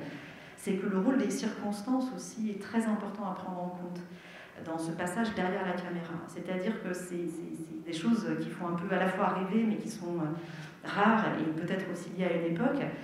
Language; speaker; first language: French; native; French